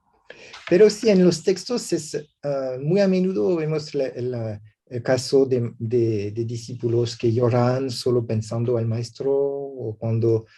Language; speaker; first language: Spanish; non-native, learner; French